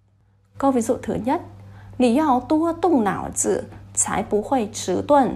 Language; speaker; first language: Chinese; non-native, fluent; Vietnamese